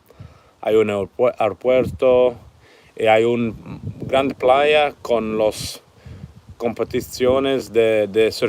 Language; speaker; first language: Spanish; non-native, learner; English